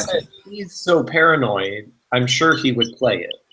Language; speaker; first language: English; native; English